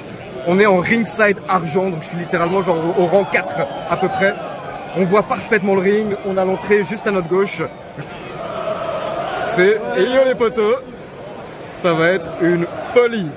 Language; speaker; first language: French; native; French